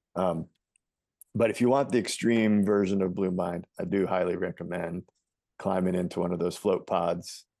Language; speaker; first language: English; native; English